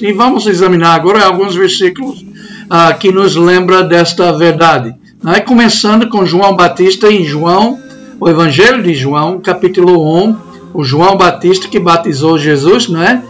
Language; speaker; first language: Portuguese; non-native, fluent; English